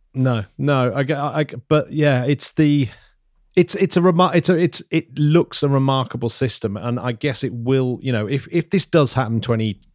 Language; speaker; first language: English; native; English